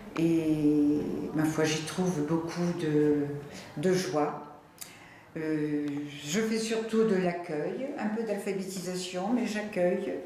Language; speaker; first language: French; native; French